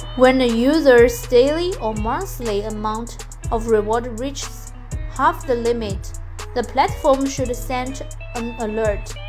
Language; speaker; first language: English; non-native, fluent; Chinese